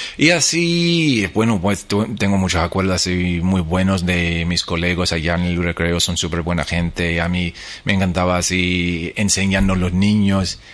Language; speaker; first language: Spanish; non-native, fluent; English